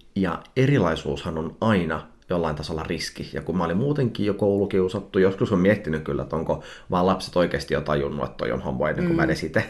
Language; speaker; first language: Finnish; early bilingual, heritage; Finnish